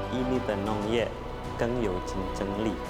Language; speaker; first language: Chinese; non-native, learner; Indonesian